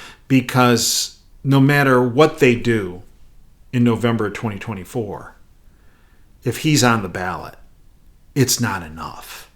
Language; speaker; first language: English; native; English